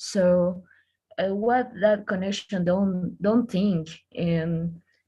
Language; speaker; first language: English; non-native, learner; Spanish